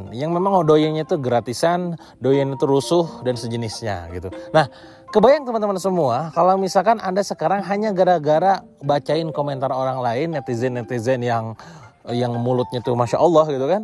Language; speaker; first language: Indonesian; native; Indonesian